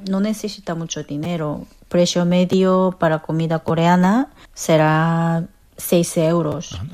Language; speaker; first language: Spanish; non-native, fluent; Korean